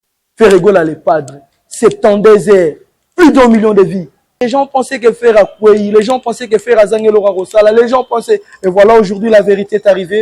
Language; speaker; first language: French; non-native, local second language; Lingala